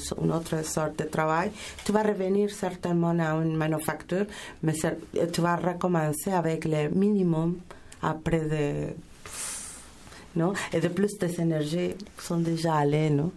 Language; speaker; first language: French; non-native, fluent; Spanish